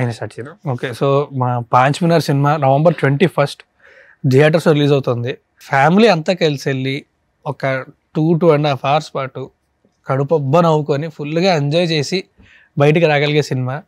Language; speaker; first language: Telugu; native; Telugu